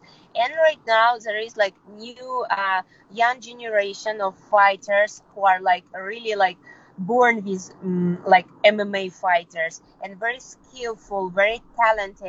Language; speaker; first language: English; non-native, fluent; Russian